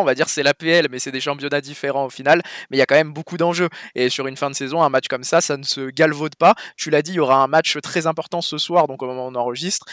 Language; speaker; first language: French; native; French